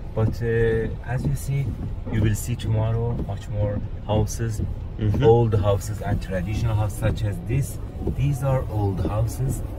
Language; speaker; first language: English; non-native, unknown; Persian